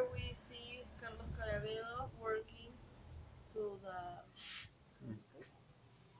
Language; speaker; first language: English; non-native, learner; Spanish